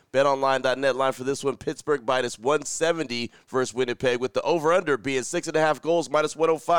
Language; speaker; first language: English; native; English